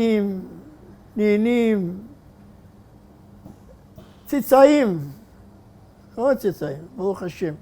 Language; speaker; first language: Hebrew; non-native, fluent; Arabic